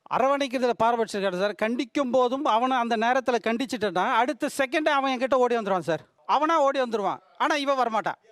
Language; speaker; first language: Tamil; non-native, local second language; Telugu